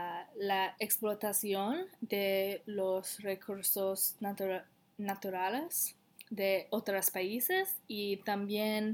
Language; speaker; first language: Spanish; non-native, learner; English